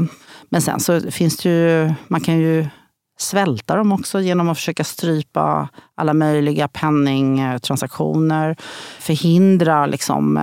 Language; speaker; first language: Swedish; native; Swedish